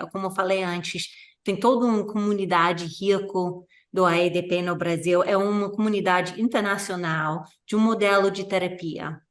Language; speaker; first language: Portuguese; non-native, fluent; English